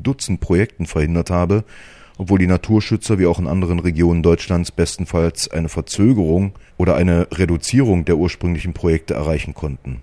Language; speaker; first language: German; native; German